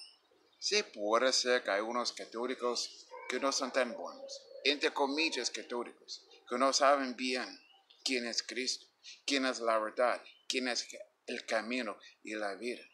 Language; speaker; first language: Spanish; non-native, fluent; English